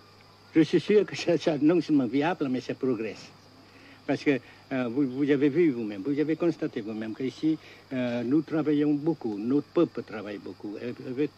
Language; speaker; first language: French; non-native, fluent; Vietnamese